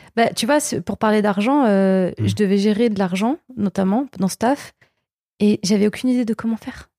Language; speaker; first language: French; native; French